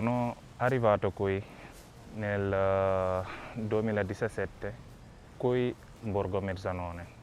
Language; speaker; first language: Italian; non-native, learner; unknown